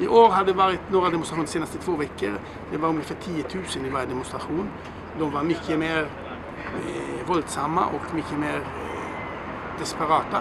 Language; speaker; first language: Swedish; non-native, fluent; Hebrew